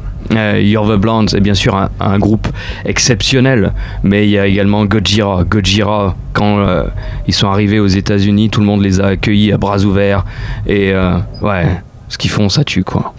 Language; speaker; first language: French; native; French